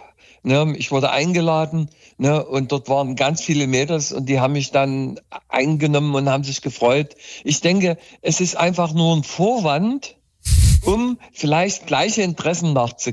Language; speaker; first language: German; native; German